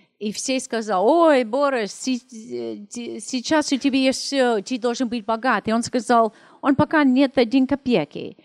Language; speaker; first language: Russian; non-native, learner; English